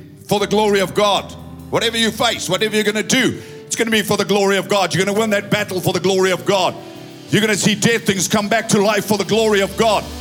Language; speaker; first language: English; non-native, local second language; Afrikaans